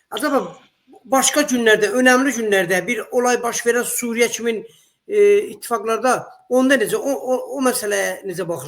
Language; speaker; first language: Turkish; non-native, learner; Azerbaijani